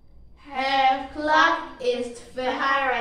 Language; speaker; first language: German; non-native, learner; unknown